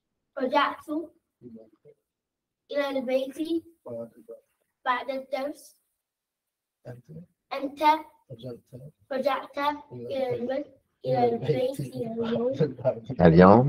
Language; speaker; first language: Arabic; non-native, learner; English